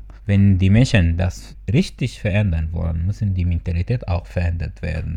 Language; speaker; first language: German; non-native, fluent; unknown